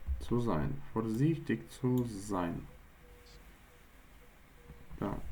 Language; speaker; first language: German; non-native, fluent; Ukrainian